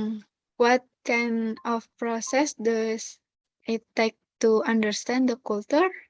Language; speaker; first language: English; non-native, learner; Indonesian